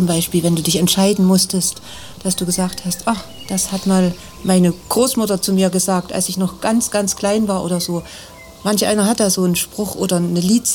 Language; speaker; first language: German; native; German